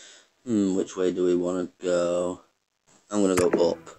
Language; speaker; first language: English; native; English